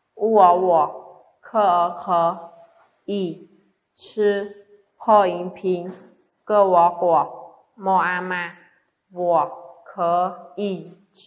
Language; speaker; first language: Chinese; non-native, fluent; Khmer